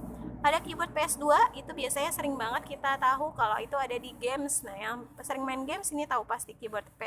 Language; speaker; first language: Indonesian; native; Indonesian